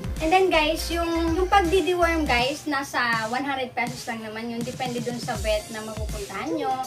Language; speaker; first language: Filipino; non-native, local second language; Bikol